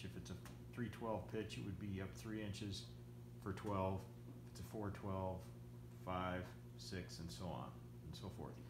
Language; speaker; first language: English; native; English